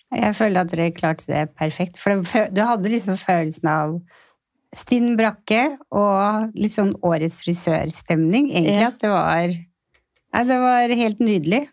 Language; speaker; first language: Norwegian; native; Norwegian